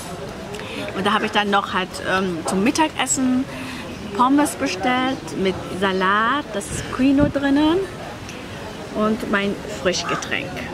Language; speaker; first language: German; non-native, fluent; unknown